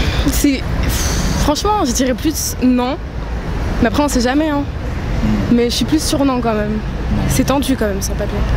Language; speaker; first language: French; native; French